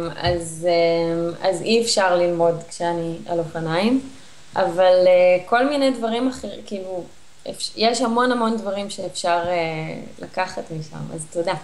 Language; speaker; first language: Hebrew; native; Hebrew